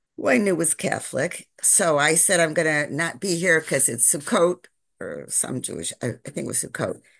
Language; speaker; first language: English; native; English